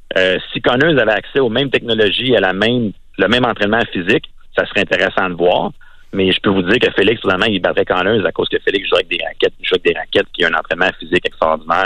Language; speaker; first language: French; native; French